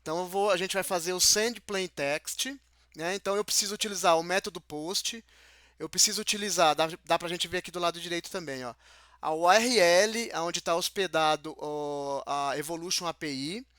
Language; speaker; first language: Portuguese; native; Portuguese